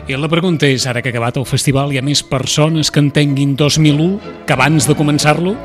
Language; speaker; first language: Catalan; native; Catalan